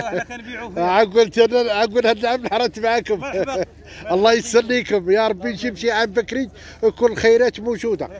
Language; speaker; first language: Arabic; native; Arabic